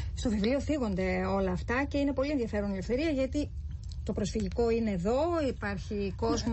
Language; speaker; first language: Greek; native; Greek